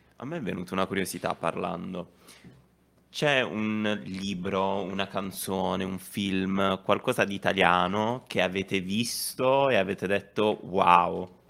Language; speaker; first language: Italian; native; Italian